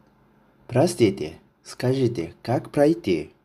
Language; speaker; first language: Russian; non-native, local second language; Tajik